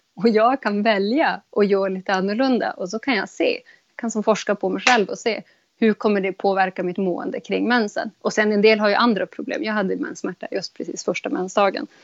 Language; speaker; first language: Swedish; native; Swedish